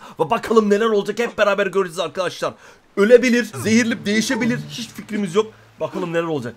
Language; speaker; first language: Turkish; native; Turkish